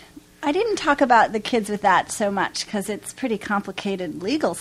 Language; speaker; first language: English; native; English